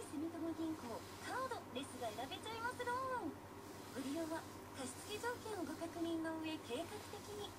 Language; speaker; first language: Japanese; native; Japanese